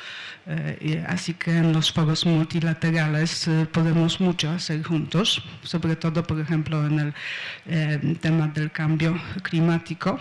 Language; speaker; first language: Spanish; non-native, fluent; Polish